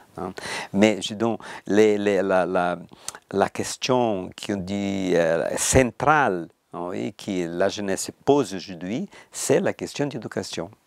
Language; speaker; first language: French; non-native, fluent; Portuguese